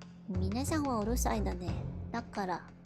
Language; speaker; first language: Japanese; non-native, learner; Filipino